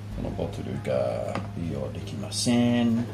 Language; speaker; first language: Japanese; non-native, learner; English